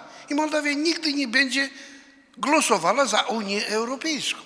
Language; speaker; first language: Polish; non-native, fluent; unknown